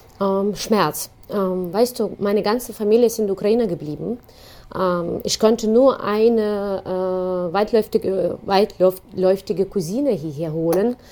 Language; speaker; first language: German; non-native, fluent; Ukrainian